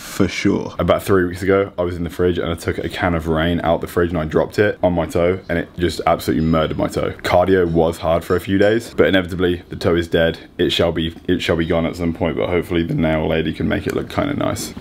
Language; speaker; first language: English; native; English